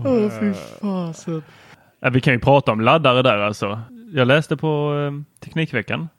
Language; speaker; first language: Swedish; native; Swedish